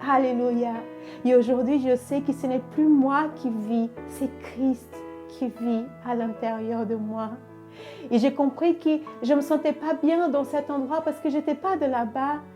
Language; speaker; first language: French; non-native, fluent; Portuguese